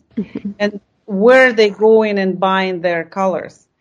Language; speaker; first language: English; non-native, fluent; Lithuanian